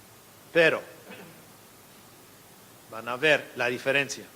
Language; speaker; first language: Spanish; non-native, fluent; English